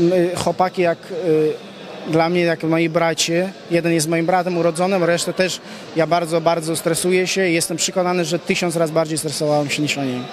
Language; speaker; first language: Polish; non-native, fluent; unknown